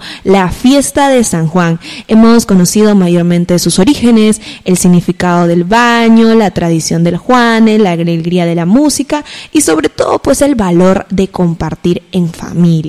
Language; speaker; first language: Spanish; native; Spanish